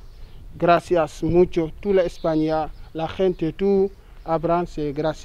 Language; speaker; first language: Spanish; non-native, learner; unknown